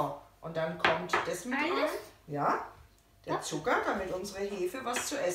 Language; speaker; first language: German; native; German